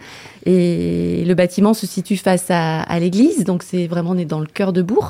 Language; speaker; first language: French; native; French